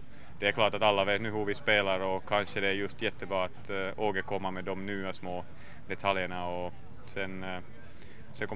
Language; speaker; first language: Swedish; non-native, local second language; Finnish